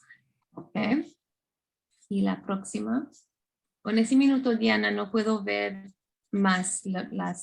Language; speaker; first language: Spanish; non-native, fluent; English